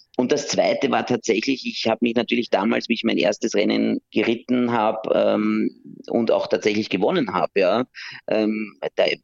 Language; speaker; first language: German; native; German